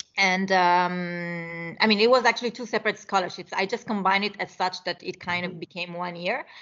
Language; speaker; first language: English; non-native, fluent; Italian